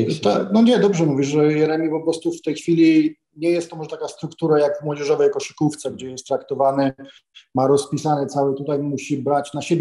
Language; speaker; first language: Polish; native; Polish